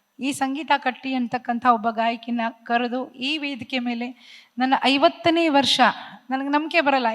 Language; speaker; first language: Kannada; native; Kannada